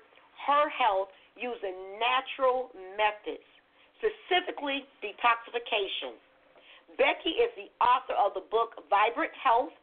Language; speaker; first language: English; native; English